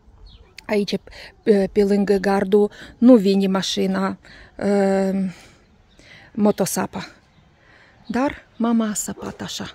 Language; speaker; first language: Romanian; non-native, learner; Russian